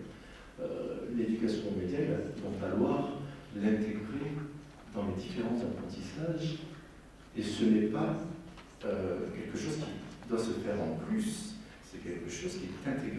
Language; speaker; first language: French; native; French